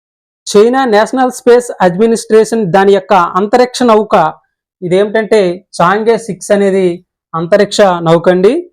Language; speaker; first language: Telugu; native; Telugu